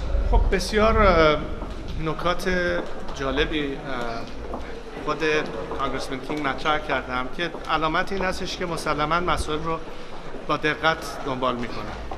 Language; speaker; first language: Persian; native; Persian